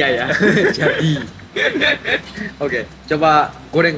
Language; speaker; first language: Indonesian; non-native, fluent; Japanese